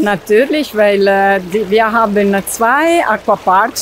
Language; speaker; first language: German; non-native, learner; Italian